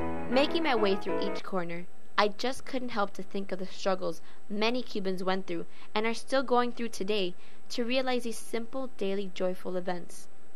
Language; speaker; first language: English; native; English